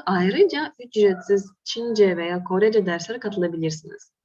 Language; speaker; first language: Turkish; non-native, fluent; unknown